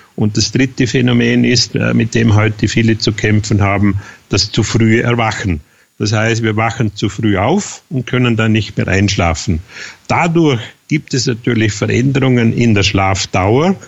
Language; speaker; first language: German; native; German